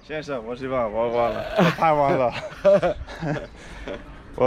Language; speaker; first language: Chinese; non-native, fluent; English